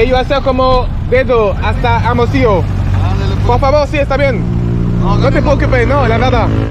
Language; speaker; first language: Spanish; non-native, learner; French